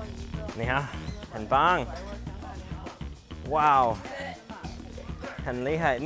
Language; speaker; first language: Chinese; non-native, learner; English